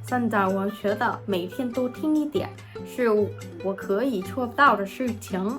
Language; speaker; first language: Chinese; non-native, learner; Vietnamese